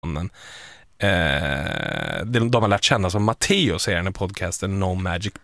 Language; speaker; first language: Swedish; native; Swedish